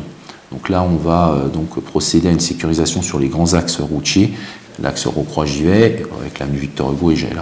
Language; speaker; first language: French; native; French